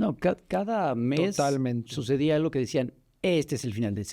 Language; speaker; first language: Spanish; native; Spanish